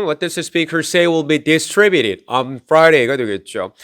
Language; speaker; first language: English; non-native, fluent; Korean